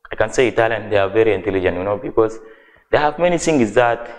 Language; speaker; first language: English; non-native, learner; Arabic